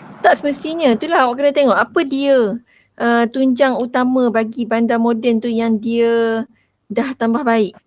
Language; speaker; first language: Malay; native; Malay